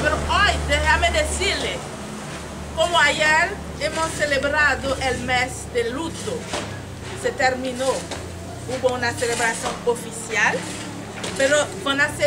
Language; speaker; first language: Spanish; non-native, fluent; Haitian Creole